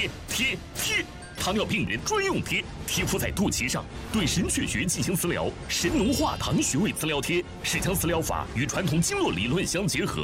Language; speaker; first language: Chinese; native; Chinese